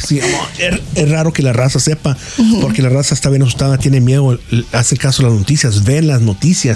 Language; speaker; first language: Spanish; early bilingual, heritage; Spanish